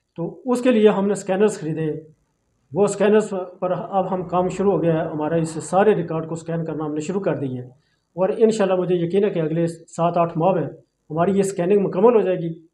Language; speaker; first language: Urdu; non-native, local second language; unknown